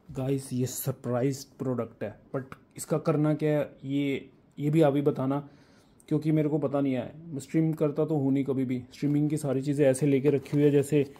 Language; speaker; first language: Hindi; non-native, local second language; Punjabi